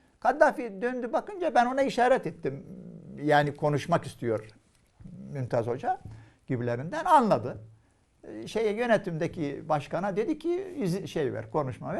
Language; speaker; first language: Turkish; non-native, fluent; Arabic